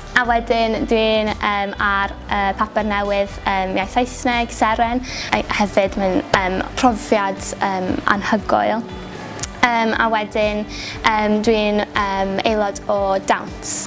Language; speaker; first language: Welsh; non-native, local second language; English